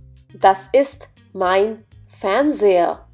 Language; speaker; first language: German; non-native, fluent; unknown